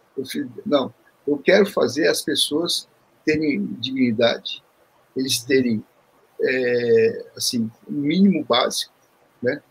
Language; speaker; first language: Portuguese; early bilingual, other home language; Korean